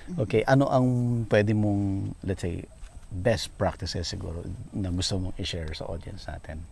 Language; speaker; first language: Filipino; native; Filipino